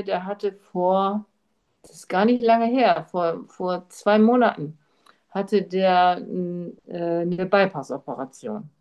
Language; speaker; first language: German; native; German